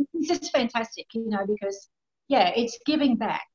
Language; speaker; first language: English; native; English